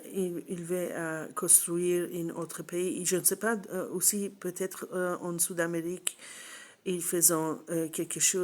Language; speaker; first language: French; non-native, learner; English